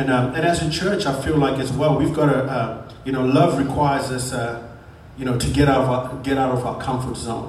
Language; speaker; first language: English; non-native, local second language; Shona